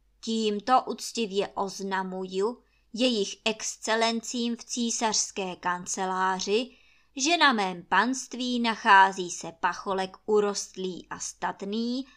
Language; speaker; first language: Czech; native; Czech